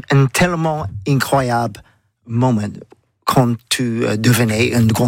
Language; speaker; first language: French; non-native, learner; English